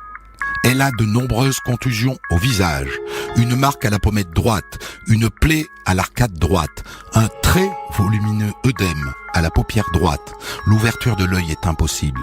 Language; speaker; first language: French; native; French